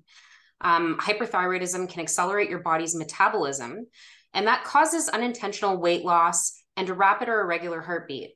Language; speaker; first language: English; native; English